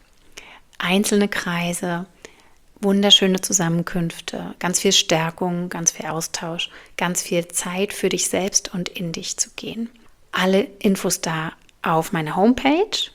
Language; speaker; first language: German; native; German